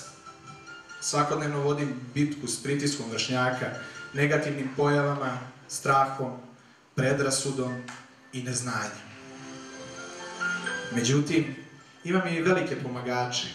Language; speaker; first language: Serbian; native; Serbian